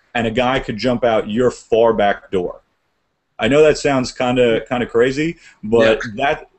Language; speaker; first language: English; native; English